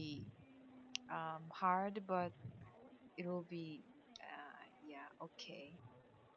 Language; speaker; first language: English; non-native, learner; Korean